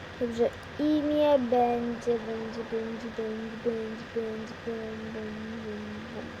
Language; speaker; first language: Polish; native; Polish